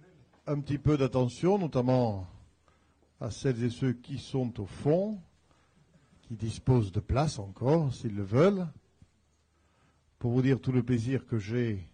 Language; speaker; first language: French; native; French